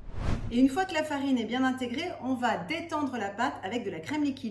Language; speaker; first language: French; native; French